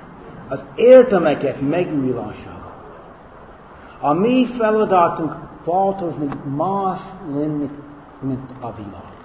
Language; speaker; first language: Hungarian; non-native, fluent; English